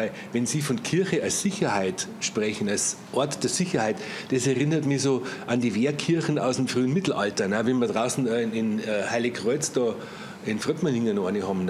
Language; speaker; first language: German; native; German